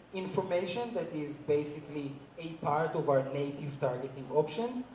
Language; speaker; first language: English; non-native, fluent; Hebrew